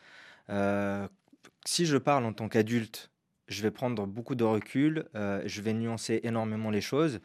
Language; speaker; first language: French; non-native, local second language; Arabic